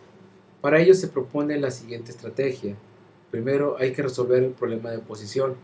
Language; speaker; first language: Spanish; native; Spanish